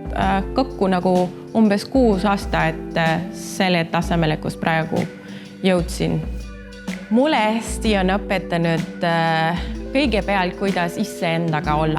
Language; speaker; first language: Estonian; non-native, fluent; Spanish